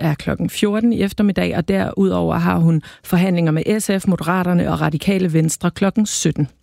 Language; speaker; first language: Danish; native; Danish